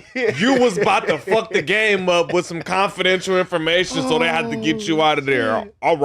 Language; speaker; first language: English; native; English